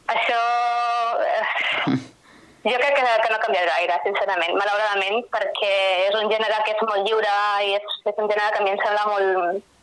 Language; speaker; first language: Catalan; native; Catalan